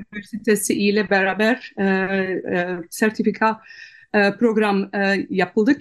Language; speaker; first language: Turkish; non-native, fluent; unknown